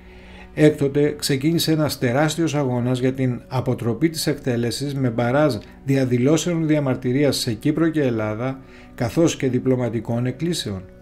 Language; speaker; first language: Greek; native; Greek